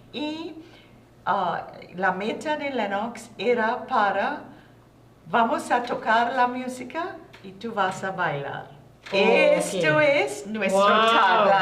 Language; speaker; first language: Spanish; non-native, learner; English